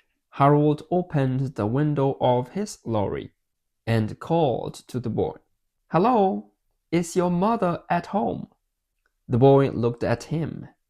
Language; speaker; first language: English; non-native, fluent; Burmese